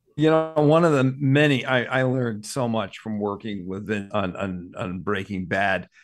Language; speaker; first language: English; native; English